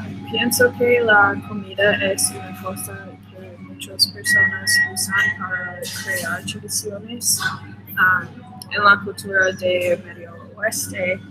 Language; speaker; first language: Spanish; non-native, learner; English